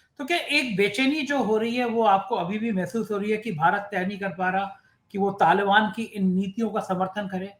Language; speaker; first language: Hindi; native; Hindi